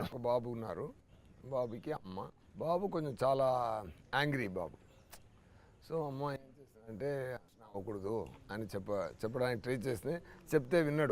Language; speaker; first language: Telugu; non-native, learner; Tamil